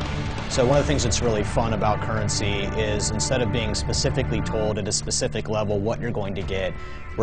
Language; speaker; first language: English; native; English